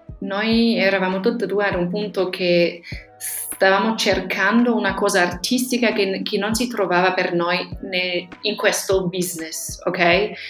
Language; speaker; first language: Italian; non-native, fluent; German